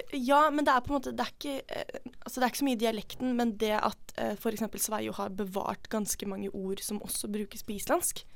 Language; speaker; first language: Norwegian; non-native, local second language; Icelandic